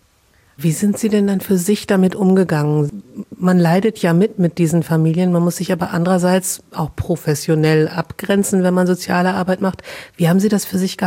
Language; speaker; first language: German; native; German